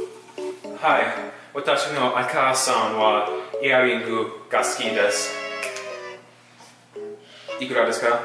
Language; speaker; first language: Japanese; non-native, learner; English